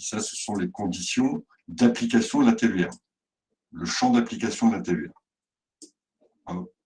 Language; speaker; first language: French; native; French